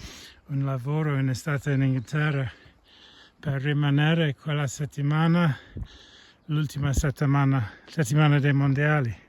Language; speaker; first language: Italian; non-native, fluent; English